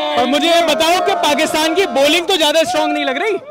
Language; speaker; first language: Hindi; native; Hindi